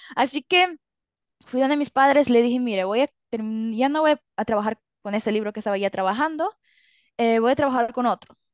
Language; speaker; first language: Spanish; early bilingual, other home language; Italian